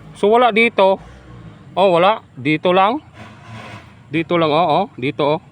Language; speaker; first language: Filipino; non-native, local second language; Hiligaynon